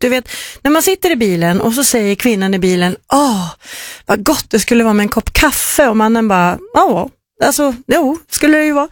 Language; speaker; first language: Swedish; native; Swedish